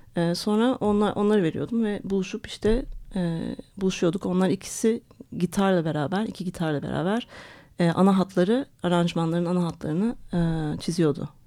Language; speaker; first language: Turkish; early bilingual, heritage; Turkish